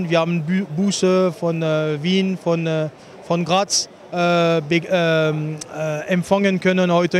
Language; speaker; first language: German; non-native, fluent; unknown